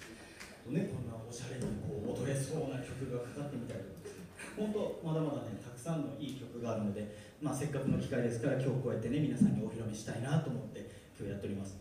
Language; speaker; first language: Japanese; native; Japanese